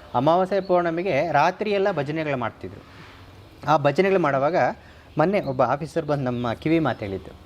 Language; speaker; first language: Kannada; native; Kannada